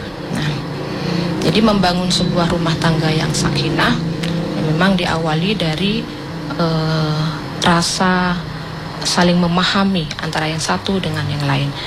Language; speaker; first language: Indonesian; native; Indonesian